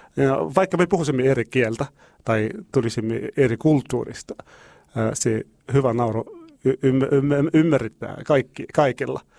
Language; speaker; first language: Finnish; non-native, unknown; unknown